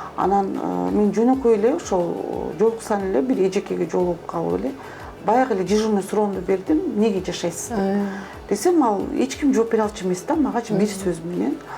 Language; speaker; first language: Kyrgyz; non-native, local second language; Russian